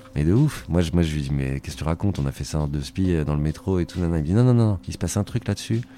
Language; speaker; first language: French; native; French